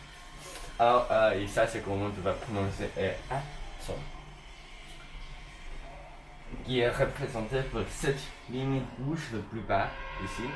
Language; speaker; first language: French; non-native, learner; Chinese